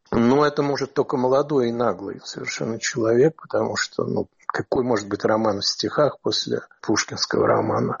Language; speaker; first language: Russian; native; Russian